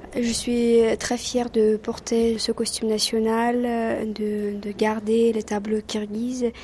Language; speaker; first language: French; non-native, fluent; Russian